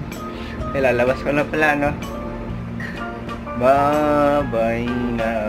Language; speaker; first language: Filipino; native; Filipino